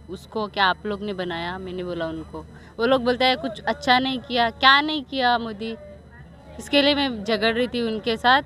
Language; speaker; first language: Hindi; non-native, local second language; Kannada